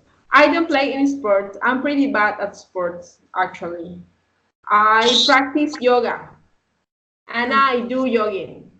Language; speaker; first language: English; non-native, learner; Spanish